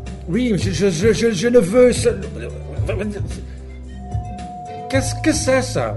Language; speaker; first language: French; non-native, learner; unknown